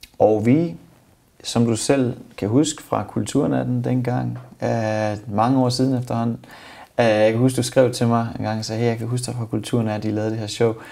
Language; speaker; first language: Danish; native; Danish